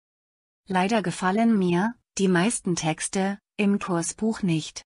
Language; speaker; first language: German; non-native, learner; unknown